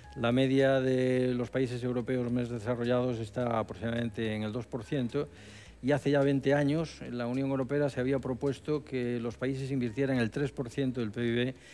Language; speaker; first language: Spanish; native; Spanish